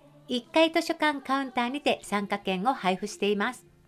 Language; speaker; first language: Japanese; native; Japanese